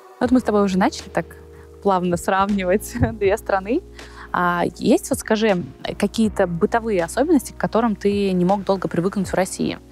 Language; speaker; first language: Russian; native; Russian